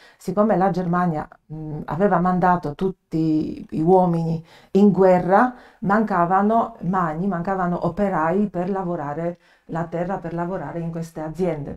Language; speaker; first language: Italian; non-native, fluent; Polish